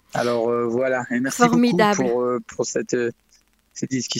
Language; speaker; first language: French; non-native, learner; Hebrew